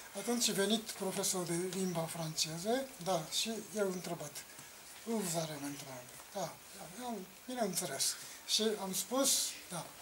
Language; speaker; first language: Romanian; non-native, learner; Japanese